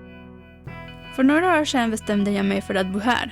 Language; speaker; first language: Swedish; non-native, fluent; Spanish